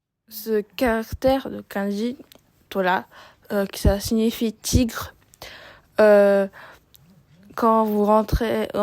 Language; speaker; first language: French; non-native, learner; Japanese